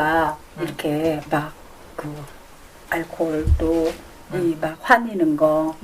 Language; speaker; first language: Korean; native; Korean